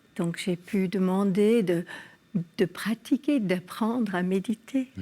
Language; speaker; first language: French; early bilingual, other home language; English